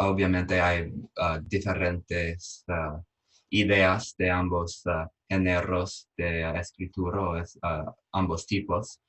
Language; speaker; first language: Spanish; non-native, fluent; English